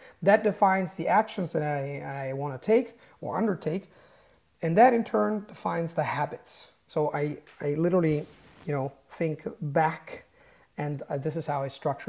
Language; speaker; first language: English; non-native, fluent; Italian